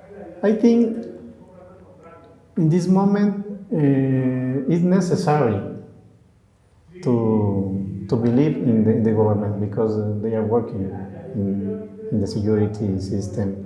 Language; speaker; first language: English; non-native, learner; Spanish